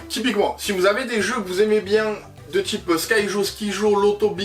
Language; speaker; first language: French; native; French